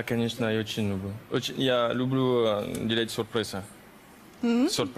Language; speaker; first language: Russian; early bilingual, heritage; French